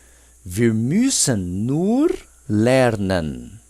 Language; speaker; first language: German; non-native, fluent; Portuguese